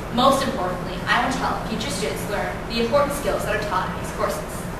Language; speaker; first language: English; native; English